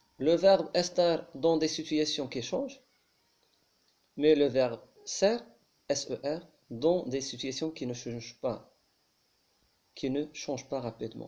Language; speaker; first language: French; non-native, local second language; Arabic